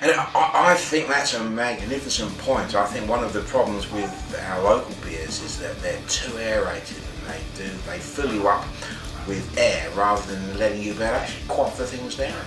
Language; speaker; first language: English; native; English